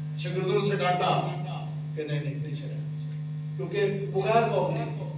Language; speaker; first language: Urdu; non-native, local second language; Punjabi